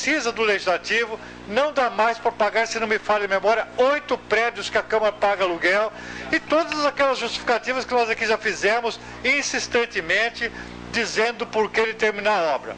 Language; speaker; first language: Portuguese; native; Portuguese